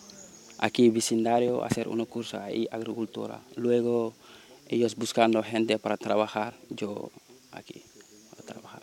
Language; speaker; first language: Spanish; non-native, learner; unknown